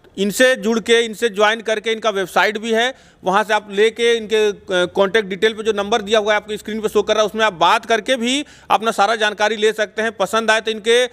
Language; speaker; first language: Hindi; native; Hindi